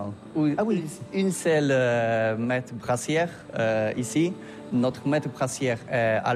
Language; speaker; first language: French; non-native, learner; Polish